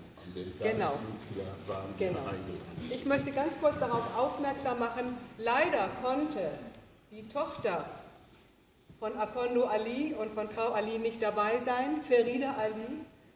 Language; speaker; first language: German; native; German